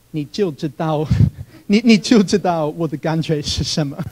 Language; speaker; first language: Chinese; non-native, fluent; English